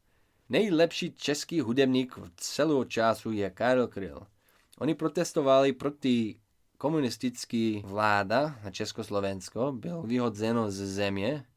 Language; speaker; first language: Czech; non-native, learner; English